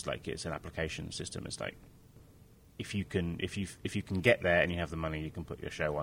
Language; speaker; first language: English; native; English